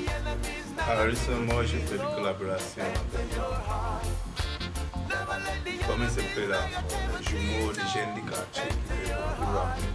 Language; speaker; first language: French; non-native, fluent; English